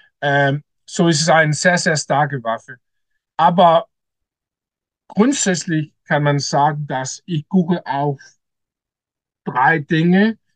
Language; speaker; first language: German; non-native, learner; Danish